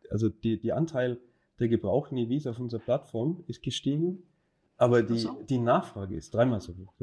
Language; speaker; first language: German; native; German